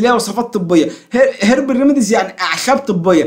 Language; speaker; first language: Arabic; native; Arabic